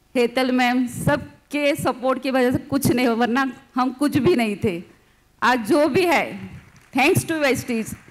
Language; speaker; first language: Hindi; non-native, local second language; Gujarati